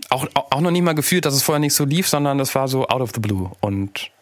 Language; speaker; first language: German; native; German